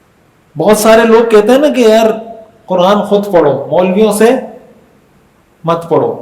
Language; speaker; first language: Urdu; native; Urdu